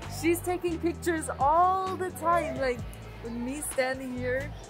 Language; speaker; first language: English; non-native, fluent; German